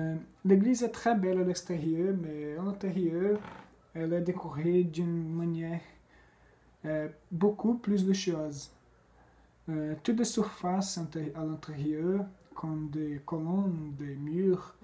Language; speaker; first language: French; non-native, fluent; Portuguese